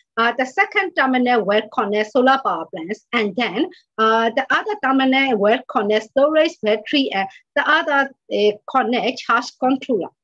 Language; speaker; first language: English; non-native, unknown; Burmese